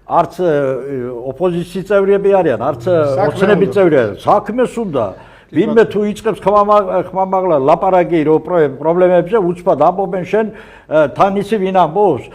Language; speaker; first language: Georgian; non-native, local second language; Azerbaijani